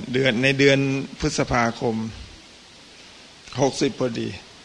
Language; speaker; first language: Thai; native; Thai